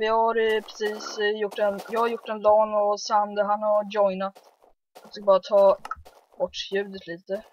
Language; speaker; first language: Swedish; early bilingual, heritage; Swedish